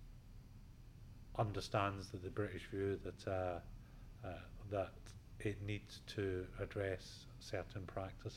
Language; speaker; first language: English; native; English